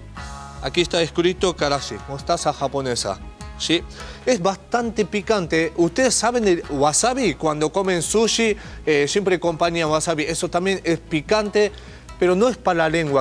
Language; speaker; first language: Spanish; non-native, learner; Japanese